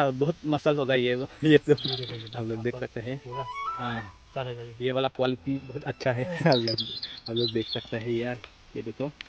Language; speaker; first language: Hindi; non-native, local second language; Karbi